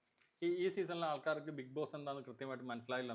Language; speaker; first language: Malayalam; native; Malayalam